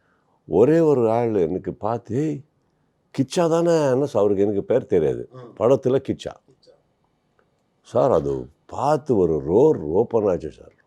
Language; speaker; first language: Tamil; non-native, learner; Kannada